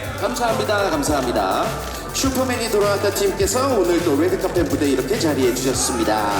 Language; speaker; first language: Korean; native; Korean